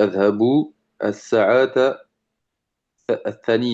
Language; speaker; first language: Arabic; non-native, learner; French